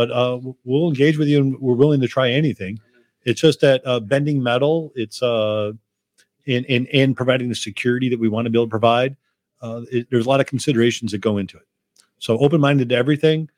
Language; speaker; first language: English; native; English